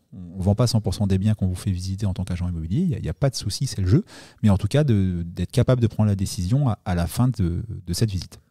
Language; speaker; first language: French; native; French